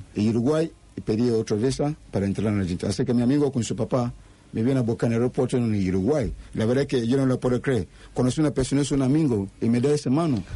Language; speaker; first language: Spanish; non-native, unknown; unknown